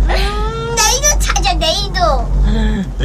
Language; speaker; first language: Korean; early bilingual, heritage; Korean